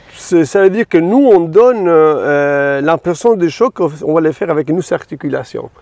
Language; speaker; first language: French; non-native, fluent; Spanish